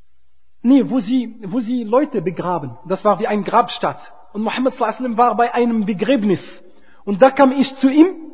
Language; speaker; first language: German; non-native, fluent; Arabic